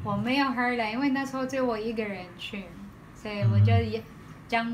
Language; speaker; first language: Chinese; non-native, learner; Filipino